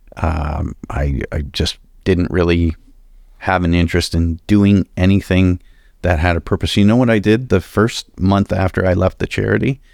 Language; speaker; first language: English; native; English